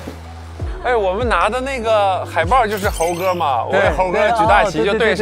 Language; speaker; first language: Chinese; native; Chinese